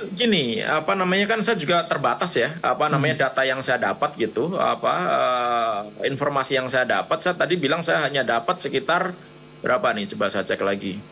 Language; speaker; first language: Indonesian; native; Indonesian